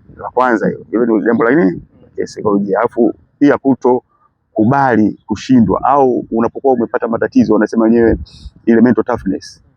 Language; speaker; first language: Swahili; native; Swahili